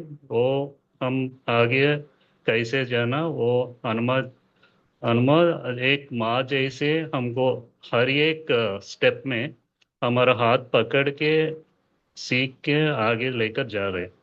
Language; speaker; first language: Hindi; non-native, local second language; Telugu